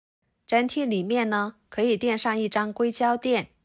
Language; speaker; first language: Chinese; native; Chinese